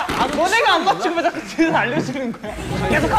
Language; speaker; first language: Korean; native; Korean